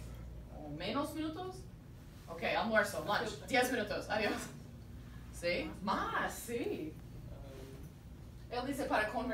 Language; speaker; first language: Spanish; non-native, fluent; English